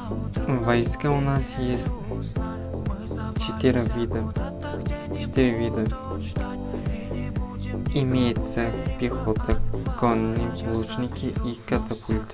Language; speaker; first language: Russian; non-native, fluent; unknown